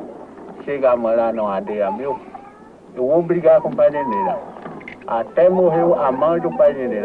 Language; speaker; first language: Portuguese; non-native, local second language; Kayapó